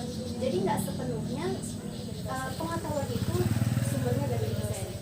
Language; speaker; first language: Indonesian; native; Indonesian